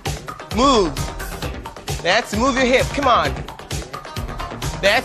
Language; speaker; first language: English; native; English